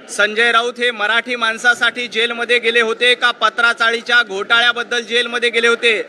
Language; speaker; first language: Marathi; native; Marathi